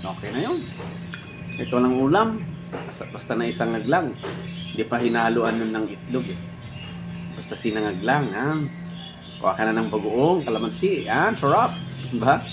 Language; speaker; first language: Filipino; non-native, local second language; Iloko